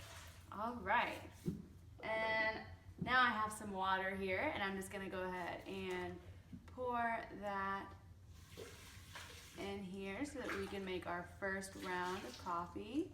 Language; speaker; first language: English; early bilingual, other home language; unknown